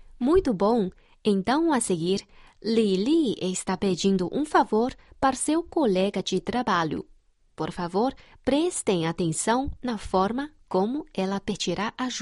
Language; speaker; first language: Portuguese; non-native, fluent; Chinese